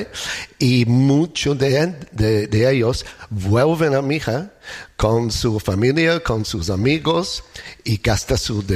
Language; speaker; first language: Spanish; non-native, fluent; English